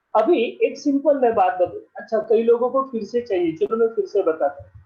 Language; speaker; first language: Hindi; non-native, local second language; Marathi